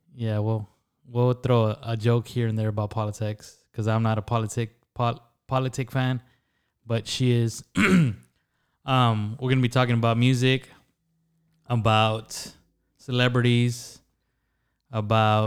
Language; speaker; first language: English; early bilingual, other home language; Spanish